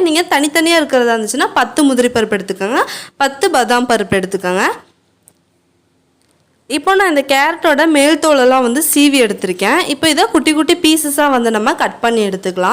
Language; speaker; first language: Tamil; native; Tamil